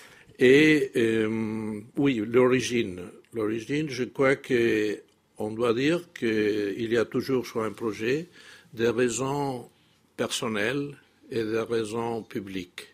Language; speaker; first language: French; non-native, fluent; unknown